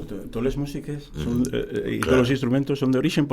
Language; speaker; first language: Spanish; native; Spanish